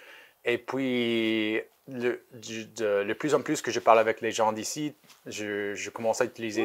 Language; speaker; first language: French; native; French